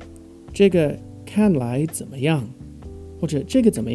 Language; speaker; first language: Chinese; non-native, fluent; English